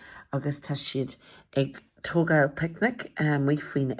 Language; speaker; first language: Irish; non-native, local second language; English